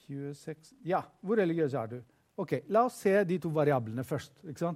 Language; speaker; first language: Norwegian; non-native, fluent; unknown